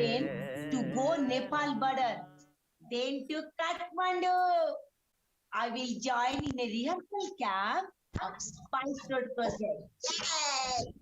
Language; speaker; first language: English; non-native, learner; Spanish